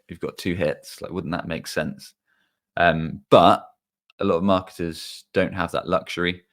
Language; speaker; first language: English; native; English